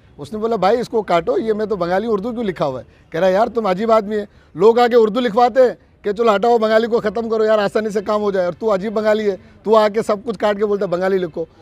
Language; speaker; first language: Urdu; non-native, local second language; Bangla